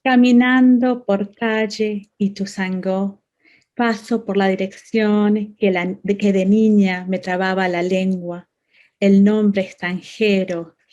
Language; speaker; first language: Spanish; native; Spanish